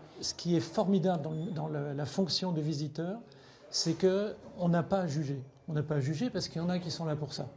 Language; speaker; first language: French; native; French